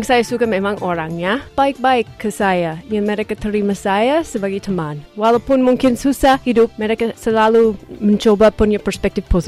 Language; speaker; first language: Indonesian; non-native, fluent; English